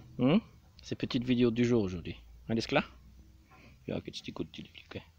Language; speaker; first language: French; native; French